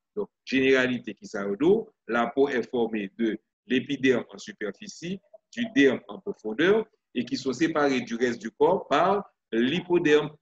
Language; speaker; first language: French; non-native, local second language; Haitian Creole